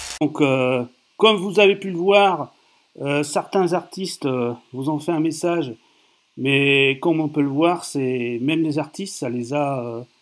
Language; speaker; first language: French; native; French